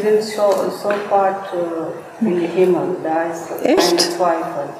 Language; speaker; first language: German; non-native, learner; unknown